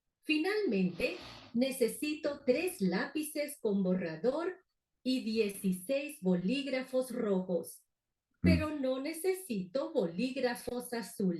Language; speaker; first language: Spanish; non-native, learner; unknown